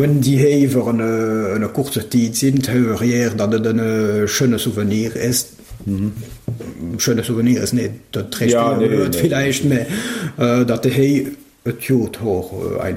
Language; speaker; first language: German; non-native, local second language; French